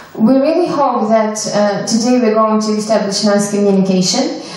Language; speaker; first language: English; non-native, fluent; Ukrainian